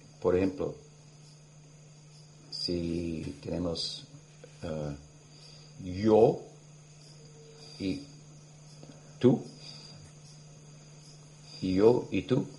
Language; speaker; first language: Spanish; non-native, learner; English